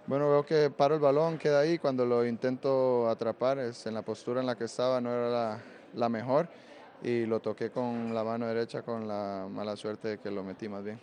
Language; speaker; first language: Spanish; native; Spanish